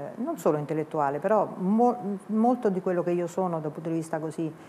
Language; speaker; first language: Italian; native; Italian